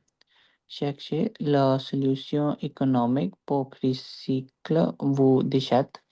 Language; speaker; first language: French; non-native, learner; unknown